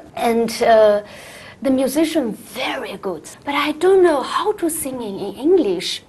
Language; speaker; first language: English; non-native, learner; Chinese